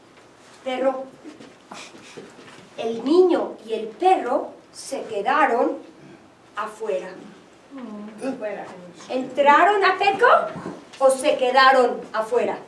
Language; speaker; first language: Spanish; non-native, fluent; English